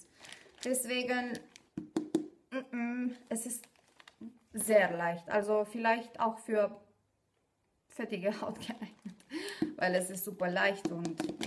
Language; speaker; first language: German; non-native, fluent; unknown